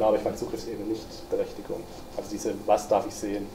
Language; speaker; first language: German; native; German